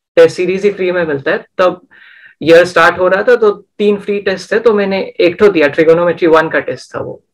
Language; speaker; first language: Hindi; non-native, local second language; Bangla